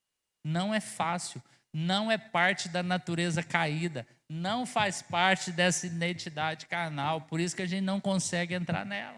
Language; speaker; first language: Portuguese; native; Portuguese